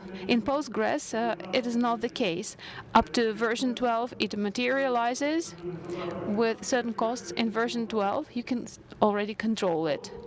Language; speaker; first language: English; non-native, fluent; Russian